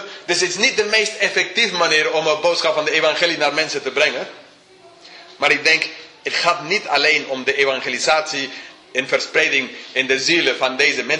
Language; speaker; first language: Dutch; non-native, fluent; English